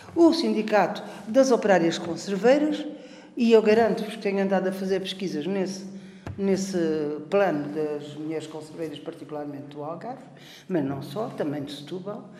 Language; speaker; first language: Portuguese; native; Portuguese